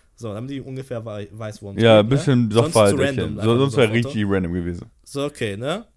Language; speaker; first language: German; early bilingual, other home language; Polish